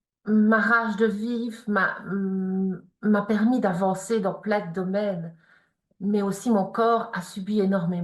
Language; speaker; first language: French; native; French